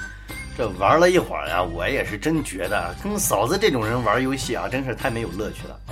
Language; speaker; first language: Chinese; native; Chinese